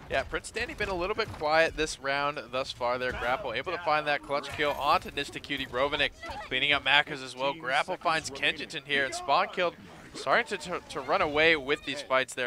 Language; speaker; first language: English; native; English